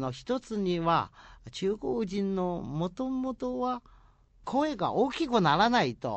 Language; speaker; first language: Japanese; non-native, fluent; Chinese